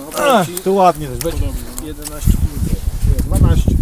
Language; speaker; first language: Polish; native; Polish